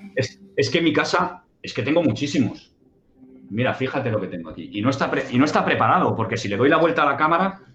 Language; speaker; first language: Spanish; native; Spanish